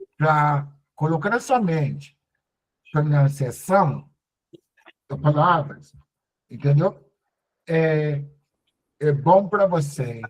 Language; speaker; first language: Portuguese; non-native, learner; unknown